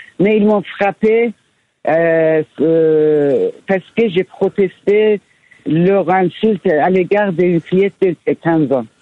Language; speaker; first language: French; non-native, fluent; Persian